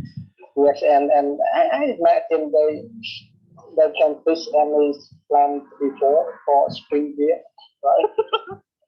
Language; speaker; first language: English; non-native, learner; Vietnamese